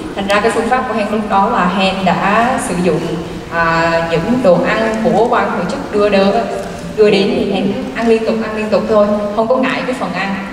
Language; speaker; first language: Vietnamese; non-native, local second language; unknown